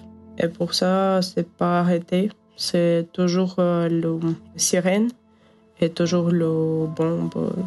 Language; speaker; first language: French; non-native, learner; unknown